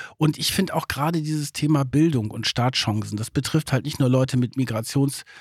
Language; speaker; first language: German; early bilingual, other home language; Turkish